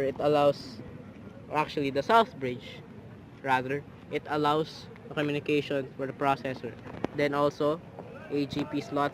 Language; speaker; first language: English; non-native, fluent; Filipino